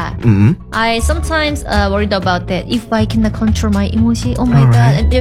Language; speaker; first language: English; non-native, learner; Korean